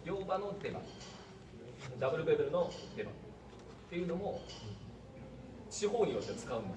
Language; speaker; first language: Japanese; native; Japanese